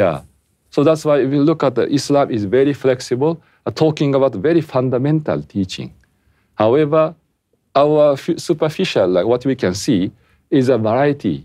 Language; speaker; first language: English; non-native, fluent; Japanese